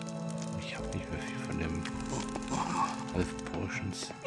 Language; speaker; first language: German; native; German